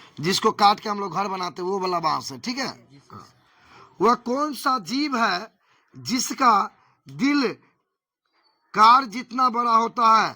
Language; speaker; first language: Hindi; native; Hindi